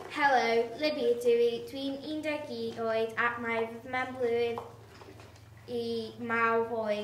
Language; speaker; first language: Welsh; non-native, learner; English